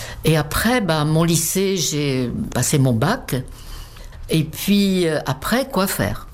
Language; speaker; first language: French; non-native, fluent; Czech